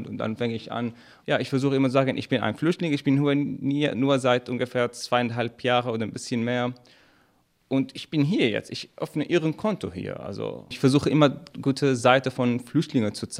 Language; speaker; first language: German; non-native, fluent; Arabic